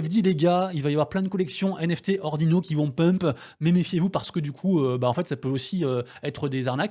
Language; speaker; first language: French; native; French